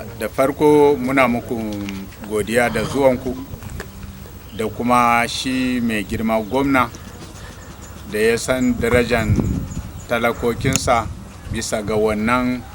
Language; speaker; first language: Hausa; non-native, local second language; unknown